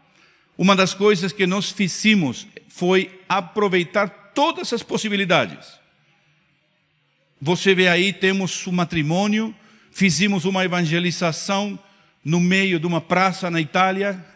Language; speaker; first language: Portuguese; non-native, fluent; Spanish